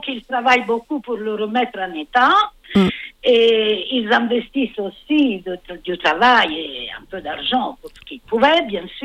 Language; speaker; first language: French; non-native, fluent; Italian